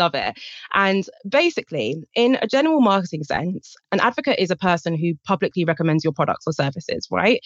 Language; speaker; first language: English; native; English